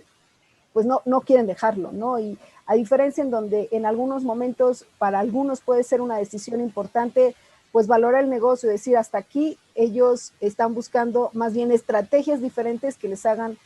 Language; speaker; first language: Spanish; native; Spanish